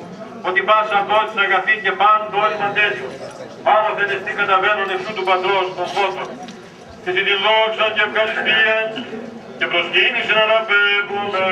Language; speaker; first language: Greek; native; Greek